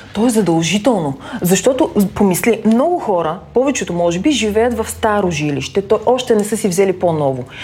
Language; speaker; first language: Bulgarian; native; Bulgarian